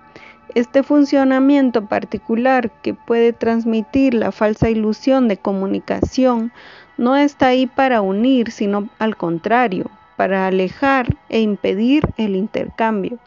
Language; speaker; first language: Spanish; native; Spanish